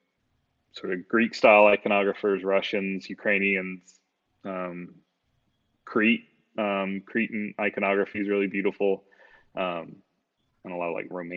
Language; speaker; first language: English; native; English